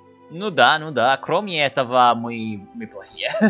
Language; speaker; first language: Russian; non-native, learner; English